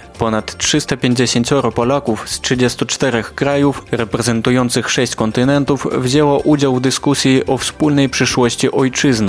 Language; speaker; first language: Polish; native; Polish